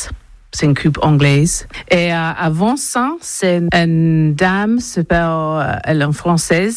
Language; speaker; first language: French; non-native, learner; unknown